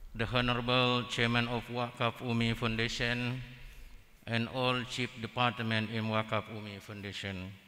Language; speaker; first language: English; non-native, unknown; Indonesian